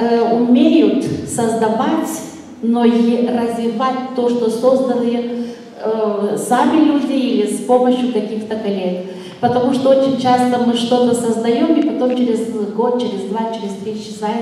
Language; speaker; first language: Russian; non-native, local second language; Romanian